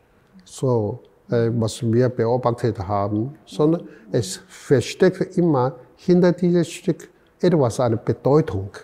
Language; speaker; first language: German; non-native, fluent; Chinese